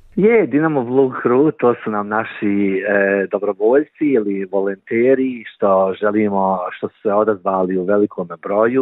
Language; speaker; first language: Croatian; early bilingual, heritage; Croatian